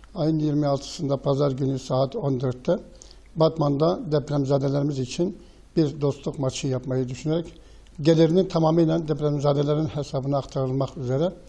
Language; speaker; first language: Turkish; native; Turkish